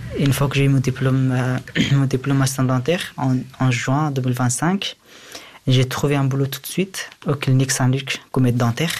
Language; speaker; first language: French; early bilingual, other home language; Persian